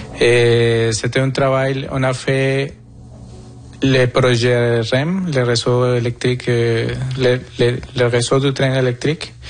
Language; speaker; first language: French; non-native, fluent; Spanish